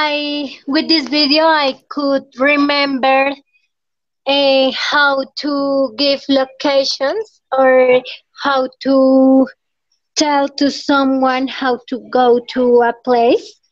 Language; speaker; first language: English; non-native, learner; Spanish